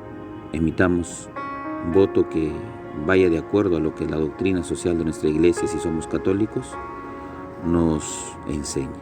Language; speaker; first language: Spanish; native; Spanish